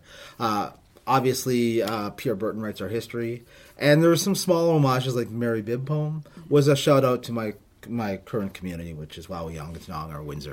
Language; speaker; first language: English; native; English